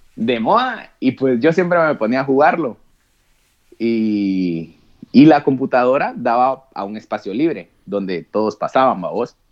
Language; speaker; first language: Spanish; native; Spanish